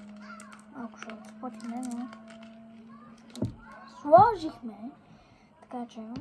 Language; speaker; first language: Bulgarian; native; Bulgarian